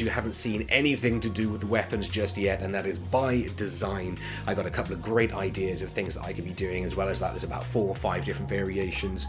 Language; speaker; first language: English; native; English